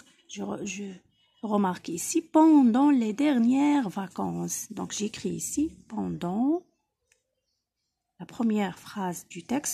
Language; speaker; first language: French; non-native, local second language; Arabic